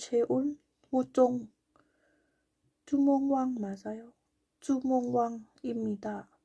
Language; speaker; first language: Korean; non-native, learner; Thai